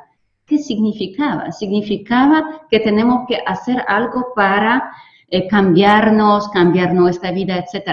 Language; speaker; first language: Spanish; non-native, fluent; Polish